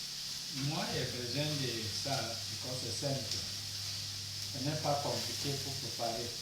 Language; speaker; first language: French; non-native, learner; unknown